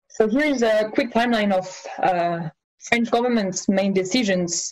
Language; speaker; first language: English; non-native, fluent; French